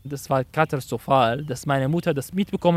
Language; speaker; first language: German; non-native, learner; Arabic